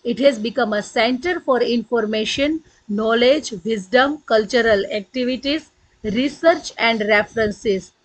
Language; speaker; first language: English; non-native, local second language; Gujarati